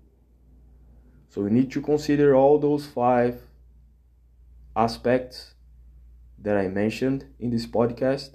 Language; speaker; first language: English; non-native, fluent; Portuguese